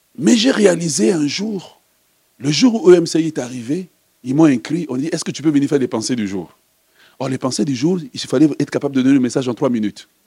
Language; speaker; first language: French; non-native, local second language; Lingala